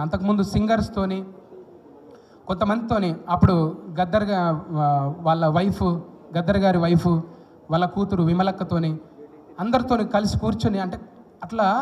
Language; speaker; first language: Telugu; native; Telugu